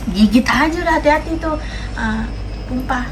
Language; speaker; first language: Indonesian; native; Indonesian